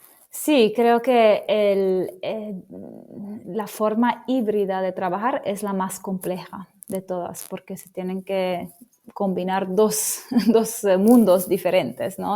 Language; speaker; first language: Spanish; non-native, fluent; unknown